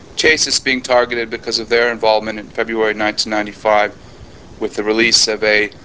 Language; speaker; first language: English; native; English